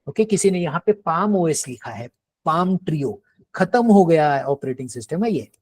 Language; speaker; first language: Hindi; non-native, local second language; Marathi